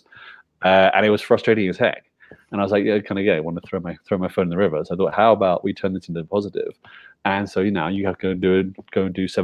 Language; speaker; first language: English; native; English